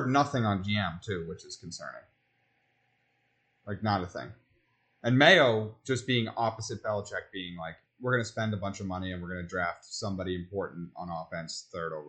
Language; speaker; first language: English; native; English